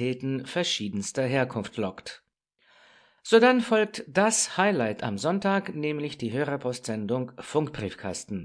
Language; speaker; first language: German; non-native, fluent; Romanian